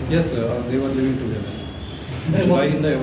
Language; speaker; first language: Kannada; non-native, fluent; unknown